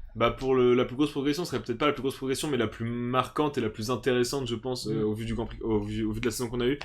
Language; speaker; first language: French; native; French